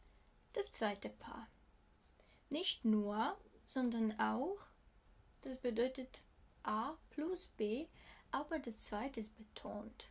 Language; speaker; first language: German; non-native, fluent; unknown